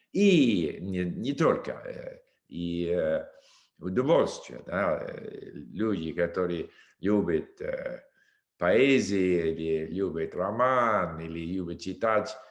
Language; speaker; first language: Russian; non-native, learner; English